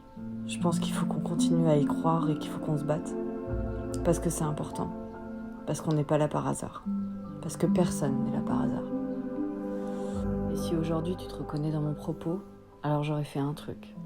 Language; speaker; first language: French; native; French